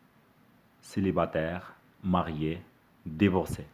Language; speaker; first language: French; non-native, fluent; Arabic